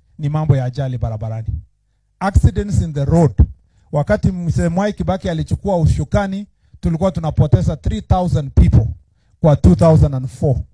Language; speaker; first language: Swahili; non-native, local second language; Kikuyu